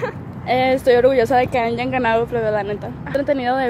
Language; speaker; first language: Spanish; native; Spanish